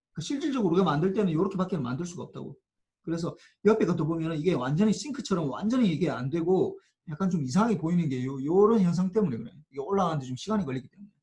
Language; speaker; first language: Korean; native; Korean